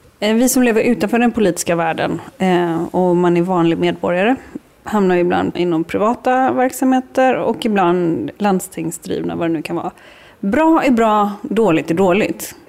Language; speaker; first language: Swedish; native; Swedish